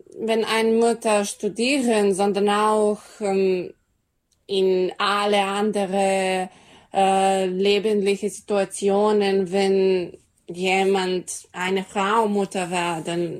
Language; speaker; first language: German; non-native, learner; Serbian